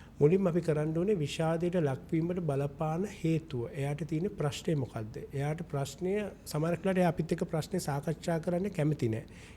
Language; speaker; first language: Sinhala; non-native, local second language; Malay